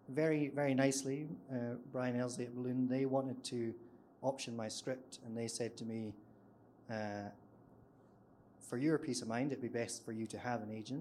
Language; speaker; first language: English; native; English